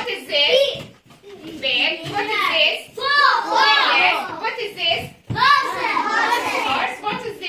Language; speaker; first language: English; non-native, learner; Azerbaijani